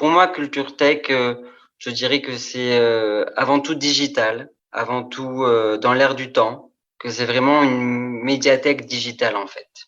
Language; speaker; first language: French; native; French